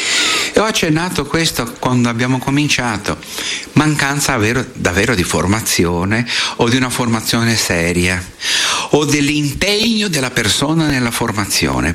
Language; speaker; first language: Italian; non-native, fluent; Portuguese